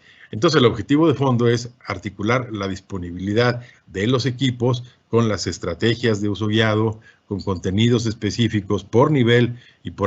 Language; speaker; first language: Spanish; native; Spanish